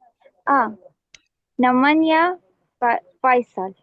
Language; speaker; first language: Indonesian; non-native, learner; Arabic